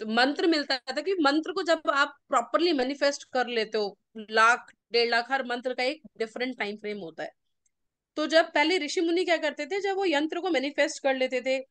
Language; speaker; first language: Hindi; native; Hindi